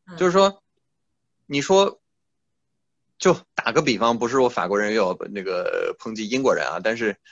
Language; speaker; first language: Chinese; non-native, fluent; French